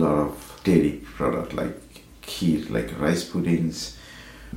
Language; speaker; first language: English; non-native, fluent; Nepali